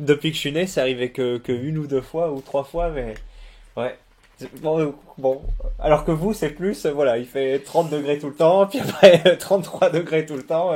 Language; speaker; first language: French; native; French